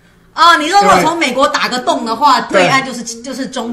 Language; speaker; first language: Chinese; native; Chinese